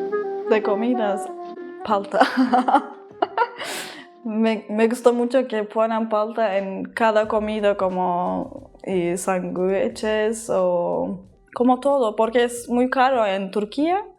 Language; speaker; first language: Spanish; non-native, fluent; Turkish